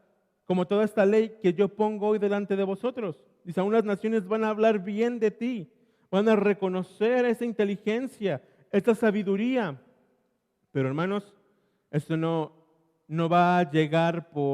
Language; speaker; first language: Spanish; native; Spanish